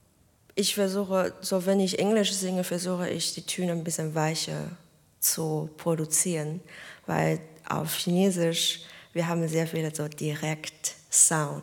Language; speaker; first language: German; non-native, fluent; Chinese